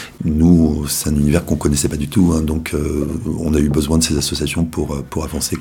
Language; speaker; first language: French; native; French